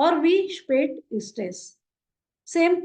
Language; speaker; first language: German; non-native, fluent; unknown